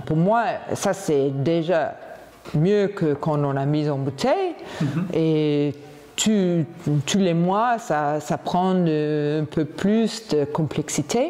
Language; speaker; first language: French; non-native, fluent; English